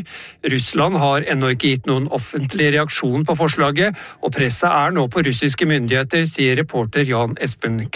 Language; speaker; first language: Norwegian; native; Norwegian